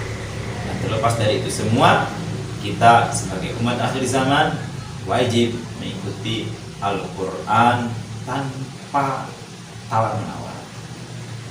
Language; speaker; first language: Indonesian; native; Indonesian